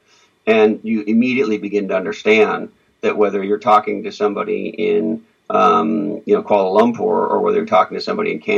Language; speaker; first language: English; native; English